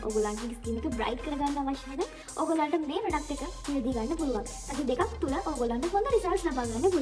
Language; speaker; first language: Sinhala; native; Sinhala